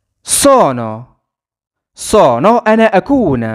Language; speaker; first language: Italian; non-native, fluent; Arabic